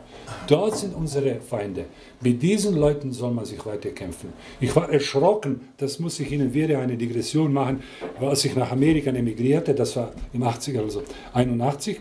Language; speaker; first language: German; non-native, fluent; Croatian